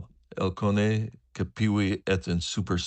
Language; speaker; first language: French; non-native, learner; English